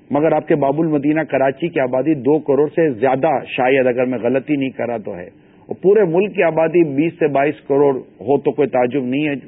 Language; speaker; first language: Urdu; native; Urdu